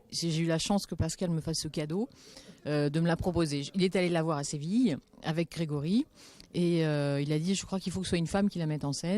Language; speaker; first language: French; native; French